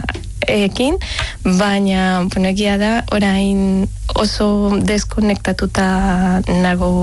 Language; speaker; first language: Basque; non-native, learner; Spanish